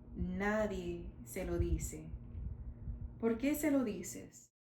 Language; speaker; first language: Spanish; non-native, fluent; English